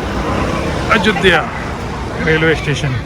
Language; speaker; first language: English; non-native, learner; Urdu